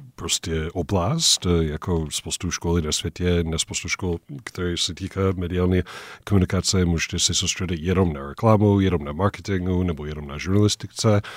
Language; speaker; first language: Czech; non-native, fluent; English